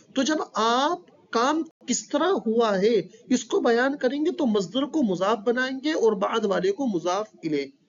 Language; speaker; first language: Urdu; native; Urdu